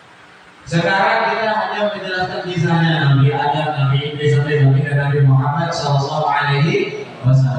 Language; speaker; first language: Indonesian; native; Indonesian